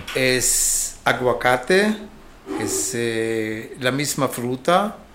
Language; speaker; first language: Spanish; non-native, fluent; Hebrew